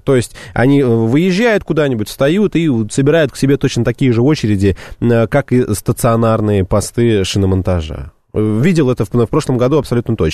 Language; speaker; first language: Russian; native; Russian